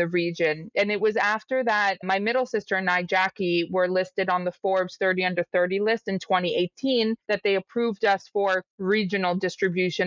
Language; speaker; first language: English; native; English